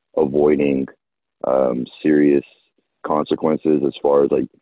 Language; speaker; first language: English; early bilingual, other home language; Persian